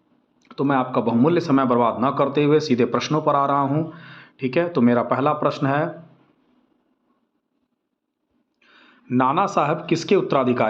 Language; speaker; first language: Hindi; native; Hindi